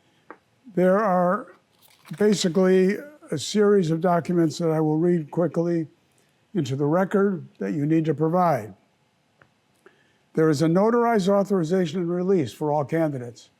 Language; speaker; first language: English; native; English